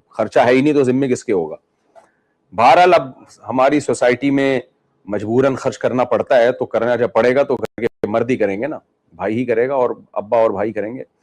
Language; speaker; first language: Urdu; native; Urdu